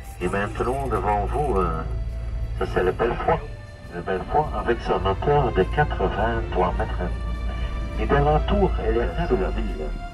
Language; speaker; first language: French; non-native, learner; Dutch